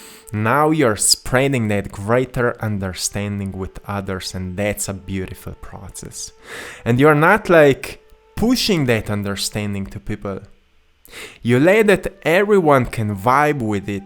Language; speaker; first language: English; non-native, fluent; Slovenian